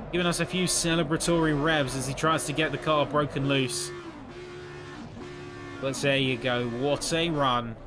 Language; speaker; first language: English; native; English